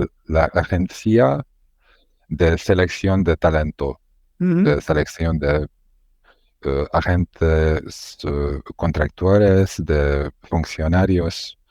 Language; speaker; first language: Spanish; non-native, learner; Hungarian